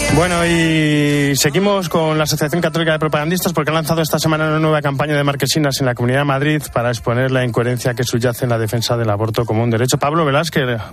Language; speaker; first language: Spanish; native; Spanish